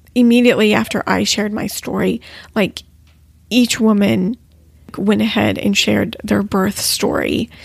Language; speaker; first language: English; native; English